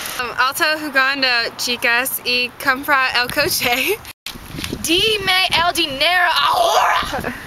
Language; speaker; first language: Spanish; non-native, learner; English